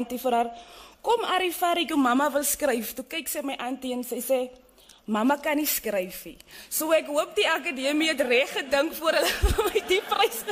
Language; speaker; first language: Afrikaans; native; Afrikaans